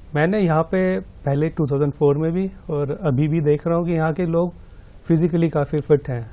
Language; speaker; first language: Hindi; native; Hindi